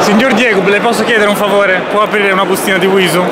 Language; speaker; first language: Italian; native; Italian